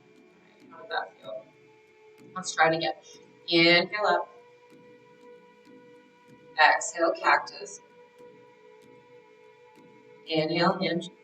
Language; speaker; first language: English; native; English